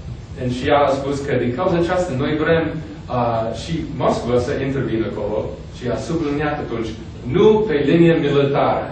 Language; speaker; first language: Romanian; non-native, fluent; English